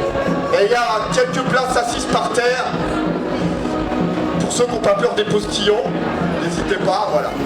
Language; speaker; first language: French; native; French